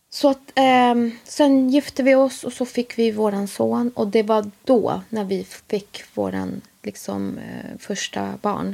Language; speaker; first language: Swedish; native; Swedish